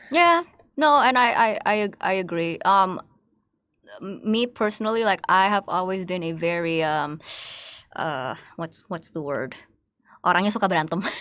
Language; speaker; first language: English; early bilingual, other home language; Indonesian